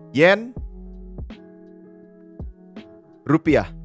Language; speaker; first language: English; non-native, fluent; Indonesian